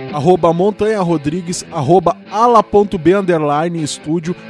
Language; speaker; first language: Portuguese; native; Portuguese